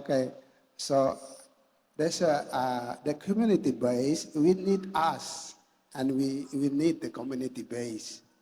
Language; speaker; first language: English; non-native, learner; Indonesian